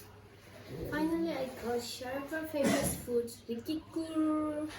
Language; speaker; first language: English; non-native, learner; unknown